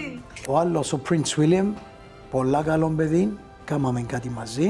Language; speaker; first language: Greek; early bilingual, heritage; Greek